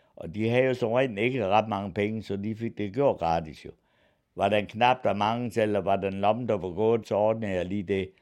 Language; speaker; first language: Danish; early bilingual, other home language; German